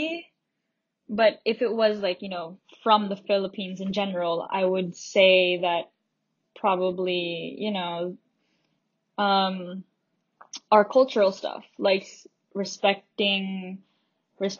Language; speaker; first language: English; native; English